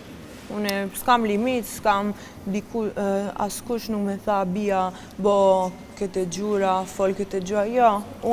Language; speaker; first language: Albanian; non-native, learner; Romanian